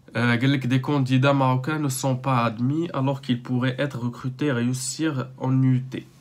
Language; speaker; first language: French; non-native, local second language; Arabic